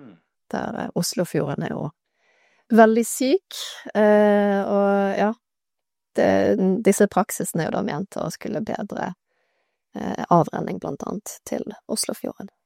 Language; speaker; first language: Norwegian; native; Norwegian